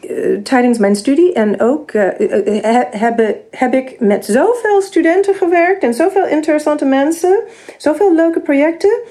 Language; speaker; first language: Dutch; non-native, fluent; English